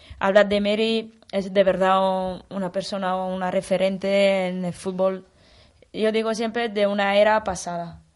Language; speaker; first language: Spanish; non-native, fluent; Italian